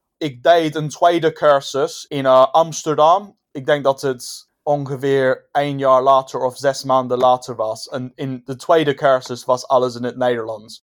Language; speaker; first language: Dutch; non-native, fluent; English